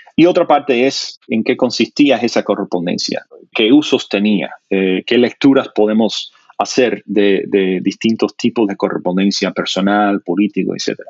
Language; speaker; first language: Spanish; non-native, fluent; English